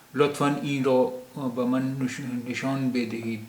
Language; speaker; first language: Persian; non-native, fluent; Urdu